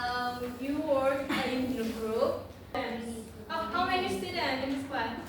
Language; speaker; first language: English; non-native, learner; Indonesian